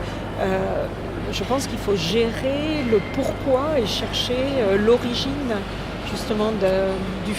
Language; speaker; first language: French; native; French